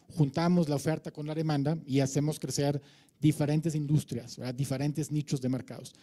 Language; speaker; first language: Spanish; non-native, fluent; German